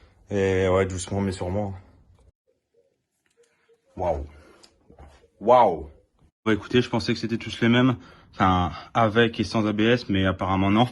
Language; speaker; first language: French; native; French